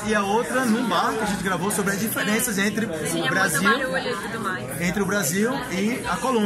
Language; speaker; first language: Portuguese; native; Portuguese